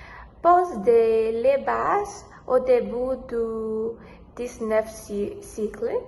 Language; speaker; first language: French; non-native, learner; Spanish